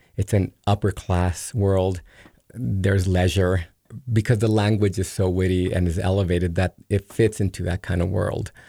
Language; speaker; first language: English; early bilingual, other home language; Spanish